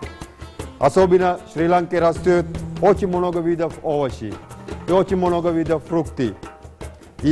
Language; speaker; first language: Russian; non-native, fluent; Sinhala